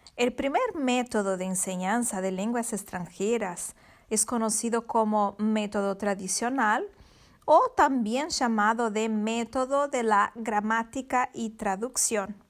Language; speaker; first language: Spanish; non-native, fluent; Portuguese